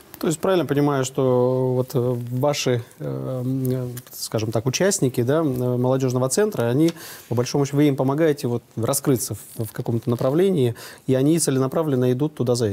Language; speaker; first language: Russian; native; Russian